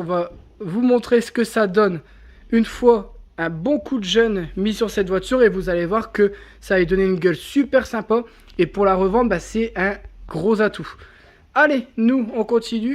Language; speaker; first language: French; native; French